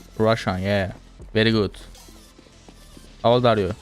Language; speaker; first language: English; non-native, learner; Turkish